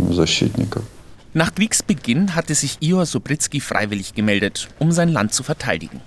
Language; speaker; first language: German; native; German